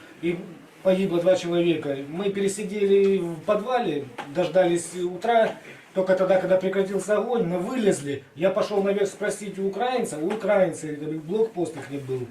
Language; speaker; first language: Russian; native; Russian